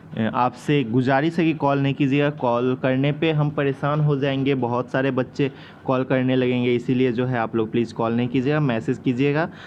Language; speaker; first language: Hindi; native; Hindi